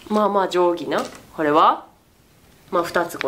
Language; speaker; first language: Japanese; native; Japanese